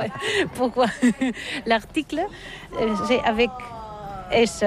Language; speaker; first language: French; non-native, learner; Catalan